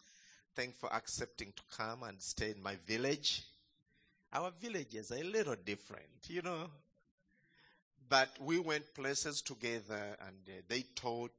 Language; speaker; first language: English; non-native, local second language; Ganda